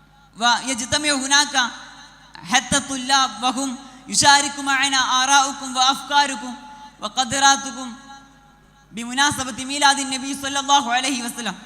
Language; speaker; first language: Arabic; non-native, learner; Malayalam